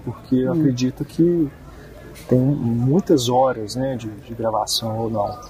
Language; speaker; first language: Portuguese; native; Portuguese